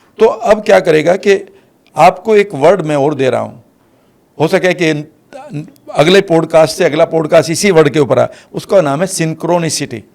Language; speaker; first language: Hindi; native; Hindi